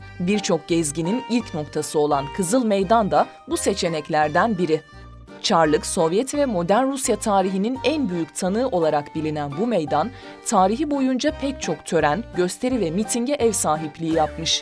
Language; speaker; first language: Turkish; native; Turkish